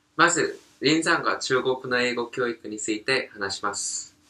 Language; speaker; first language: Japanese; non-native, learner; Korean